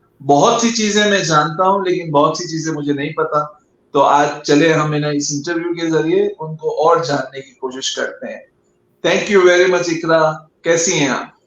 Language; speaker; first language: Urdu; native; Urdu